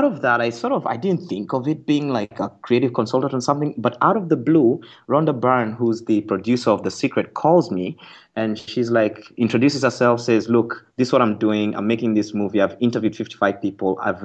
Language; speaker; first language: English; non-native, local second language; Kikuyu